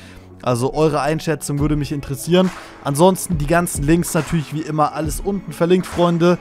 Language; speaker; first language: German; native; German